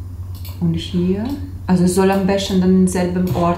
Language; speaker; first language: German; non-native, learner; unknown